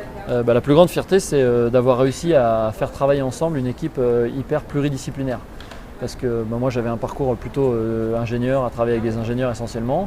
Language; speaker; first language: French; native; French